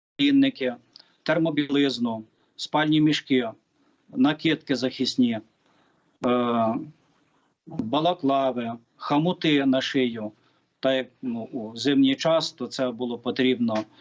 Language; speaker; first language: Ukrainian; native; Ukrainian